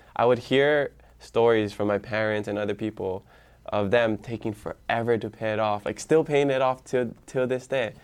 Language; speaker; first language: English; early bilingual, other home language; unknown